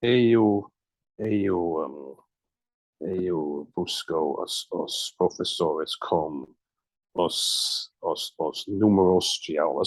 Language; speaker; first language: Portuguese; non-native, learner; English